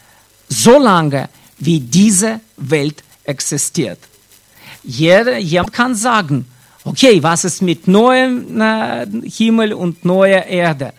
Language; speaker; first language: German; non-native, fluent; Russian